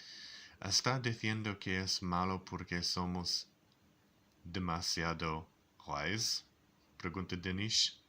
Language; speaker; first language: Spanish; non-native, learner; English